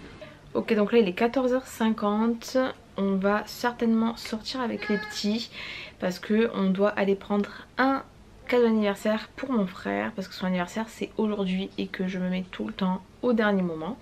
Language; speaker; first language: French; native; French